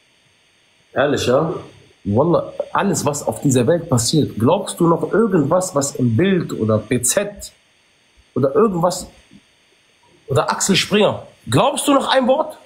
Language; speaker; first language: German; early bilingual, other home language; Arabic